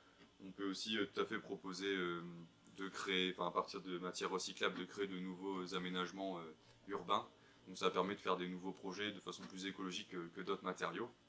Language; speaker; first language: French; native; French